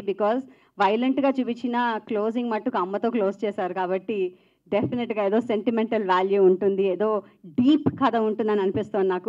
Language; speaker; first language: Telugu; native; Telugu